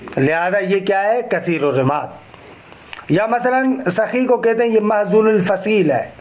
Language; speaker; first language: Urdu; non-native, local second language; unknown